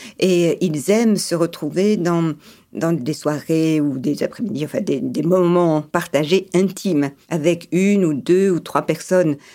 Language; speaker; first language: French; early bilingual, other home language; English